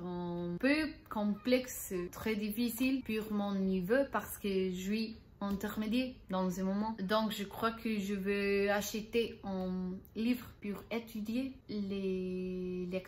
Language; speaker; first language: French; non-native, learner; Spanish